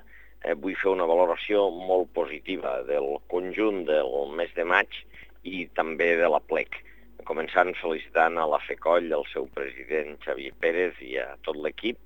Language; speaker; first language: Catalan; native; Catalan